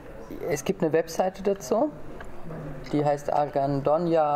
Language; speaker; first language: German; native; German